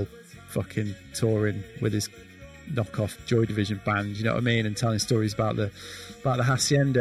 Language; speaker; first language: English; native; English